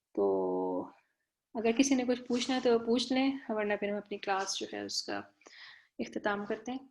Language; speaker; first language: Urdu; native; Urdu